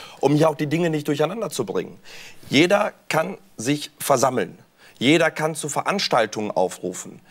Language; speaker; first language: German; early bilingual, other home language; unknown